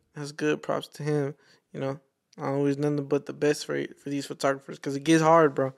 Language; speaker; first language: English; native; English